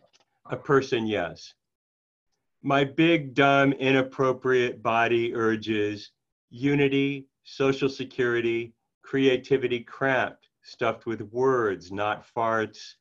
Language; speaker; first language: English; native; English